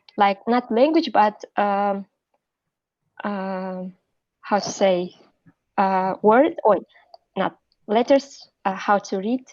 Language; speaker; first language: English; non-native, learner; Russian